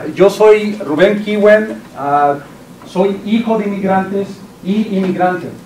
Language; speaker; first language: Spanish; early bilingual, heritage; Spanish